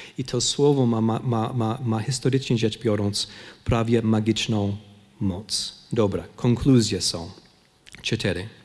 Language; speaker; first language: Polish; non-native, fluent; English